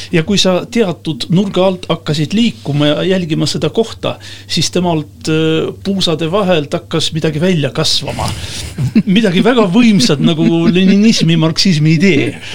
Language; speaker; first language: Estonian; non-native, local second language; Russian